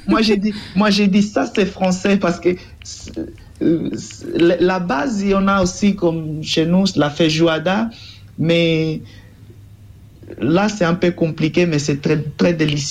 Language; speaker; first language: French; non-native, learner; Portuguese